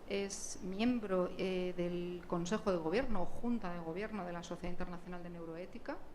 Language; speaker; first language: Spanish; native; Spanish